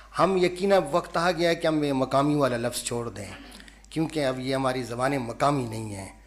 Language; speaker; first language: Urdu; non-native, local second language; Baluchi